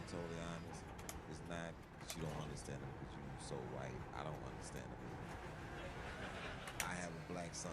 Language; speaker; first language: English; native; English